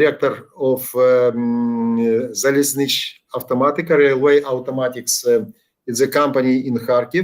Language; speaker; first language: English; non-native, learner; Ukrainian